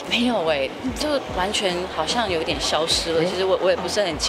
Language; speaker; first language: Chinese; native; Chinese